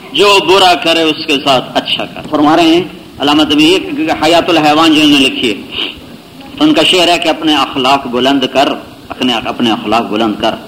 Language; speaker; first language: Urdu; non-native, local second language; Punjabi